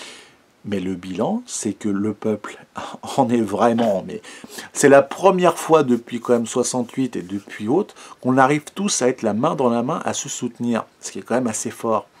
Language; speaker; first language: French; native; French